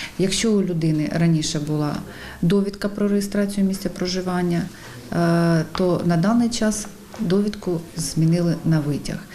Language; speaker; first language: Ukrainian; native; Ukrainian